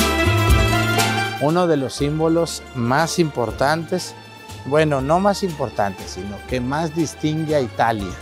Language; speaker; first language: Spanish; native; Spanish